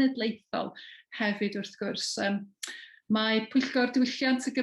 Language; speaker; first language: Welsh; native; Welsh